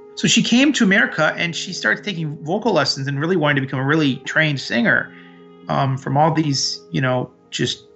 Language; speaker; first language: English; early bilingual, other home language; Armenian